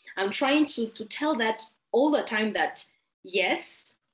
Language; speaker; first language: English; non-native, fluent; Malagasy